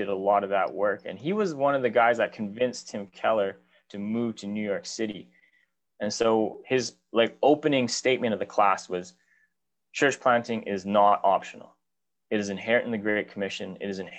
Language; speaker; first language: English; native; English